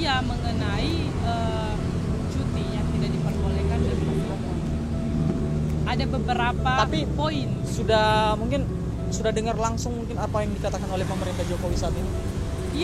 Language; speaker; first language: Indonesian; native; Indonesian